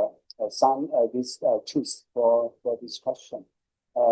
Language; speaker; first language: English; non-native, learner; Chinese